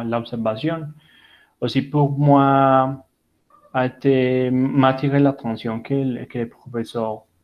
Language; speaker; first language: French; non-native, learner; Spanish